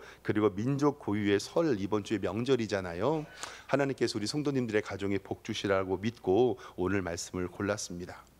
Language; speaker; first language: Korean; native; Korean